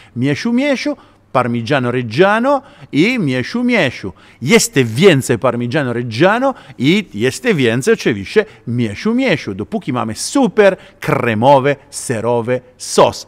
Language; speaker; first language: Polish; non-native, learner; Italian